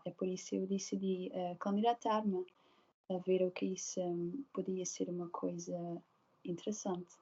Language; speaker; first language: Portuguese; non-native, learner; Dutch